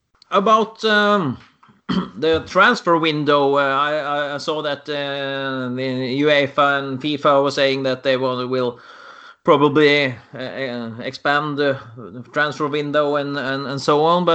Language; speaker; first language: English; non-native, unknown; Norwegian